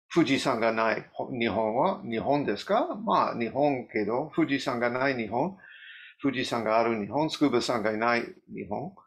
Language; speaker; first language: Japanese; non-native, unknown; English